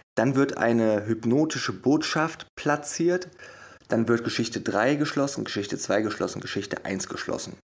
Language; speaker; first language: German; native; German